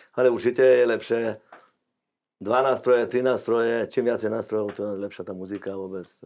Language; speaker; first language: Slovak; non-native, local second language; Rusyn